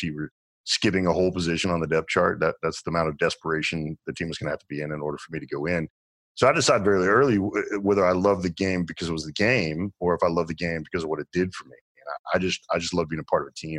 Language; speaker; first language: English; native; English